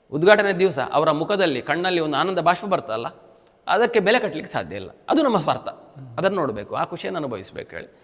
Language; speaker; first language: Kannada; native; Kannada